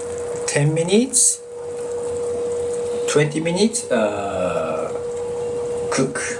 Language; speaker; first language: English; non-native, learner; Japanese